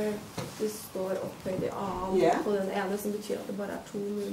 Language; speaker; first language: Norwegian; native; Norwegian